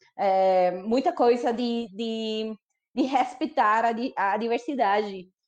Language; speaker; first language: Portuguese; non-native, fluent; Spanish